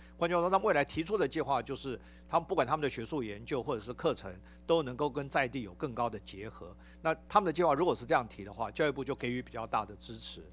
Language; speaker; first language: Chinese; native; Chinese